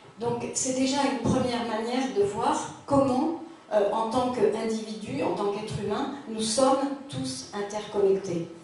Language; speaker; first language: French; native; French